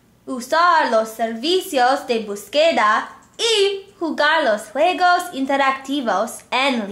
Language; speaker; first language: Spanish; non-native, learner; English